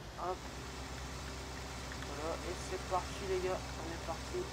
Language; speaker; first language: French; native; French